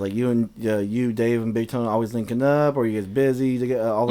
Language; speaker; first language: English; native; English